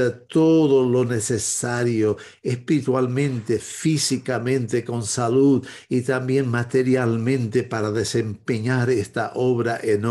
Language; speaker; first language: Spanish; non-native, fluent; English